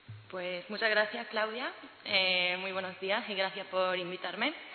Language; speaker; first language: Spanish; non-native, fluent; English